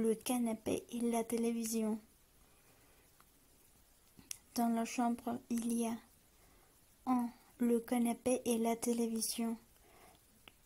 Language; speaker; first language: French; non-native, learner; Spanish